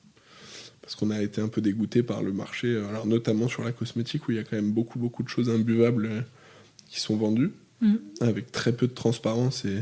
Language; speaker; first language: French; native; French